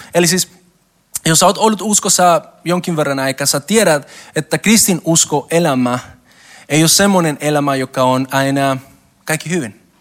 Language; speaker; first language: Finnish; non-native, learner; Spanish